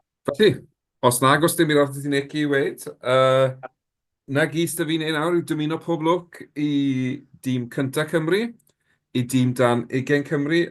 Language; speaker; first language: Welsh; native; Welsh